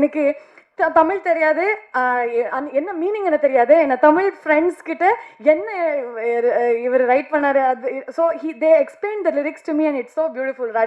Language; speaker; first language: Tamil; non-native, learner; Kannada